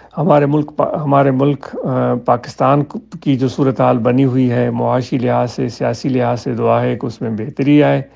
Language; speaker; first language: Urdu; non-native, local second language; Sindhi